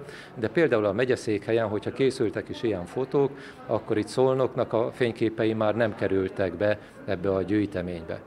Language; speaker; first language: Hungarian; native; Hungarian